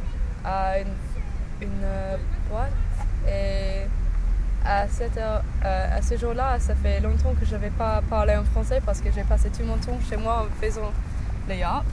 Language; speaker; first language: French; non-native, learner; English